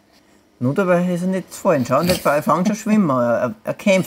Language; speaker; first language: German; native; German